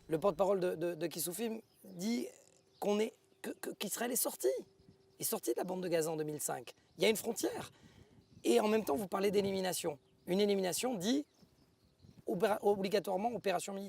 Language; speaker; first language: French; native; French